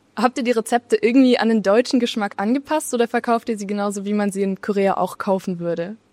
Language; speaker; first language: German; native; German